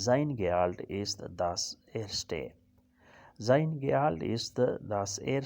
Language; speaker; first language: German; non-native, learner; Urdu